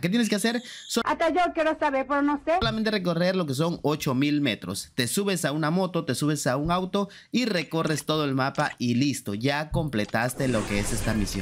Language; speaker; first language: Spanish; native; Spanish